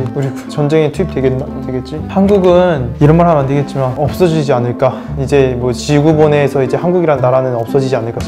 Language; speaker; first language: Korean; native; Korean